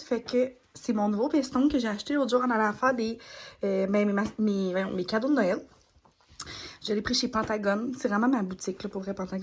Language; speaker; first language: French; native; French